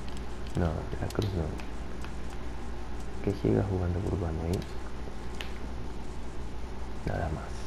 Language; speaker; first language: Spanish; native; Spanish